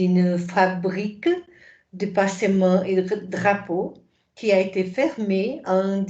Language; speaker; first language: French; non-native, fluent; Portuguese